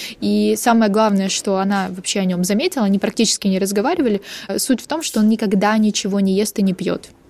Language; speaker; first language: Russian; native; Russian